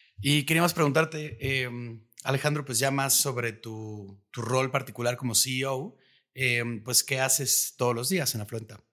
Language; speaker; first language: Spanish; native; Spanish